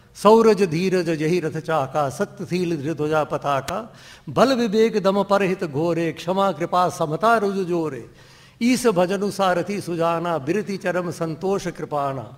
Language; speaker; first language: Hindi; non-native, local second language; Dogri